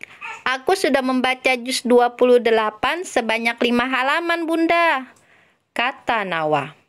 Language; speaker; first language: Indonesian; native; Indonesian